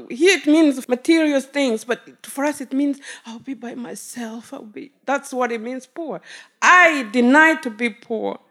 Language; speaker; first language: English; non-native, local second language; Kinyarwanda